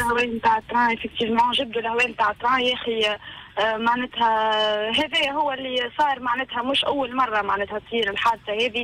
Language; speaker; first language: Arabic; native; Arabic